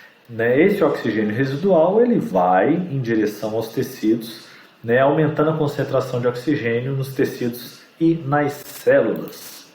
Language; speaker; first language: Portuguese; native; Portuguese